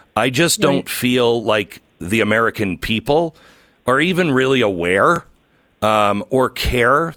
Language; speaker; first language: English; native; English